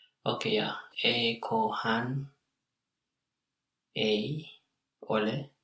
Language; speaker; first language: Finnish; non-native, learner; English